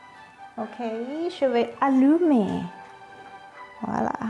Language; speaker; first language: French; non-native, fluent; Thai